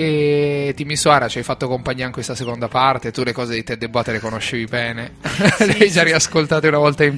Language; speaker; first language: Italian; native; Italian